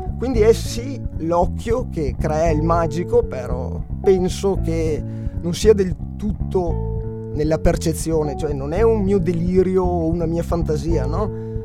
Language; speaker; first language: Italian; native; Italian